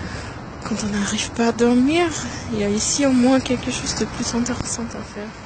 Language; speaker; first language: French; non-native, fluent; English